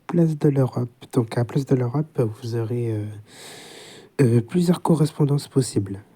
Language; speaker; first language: French; native; French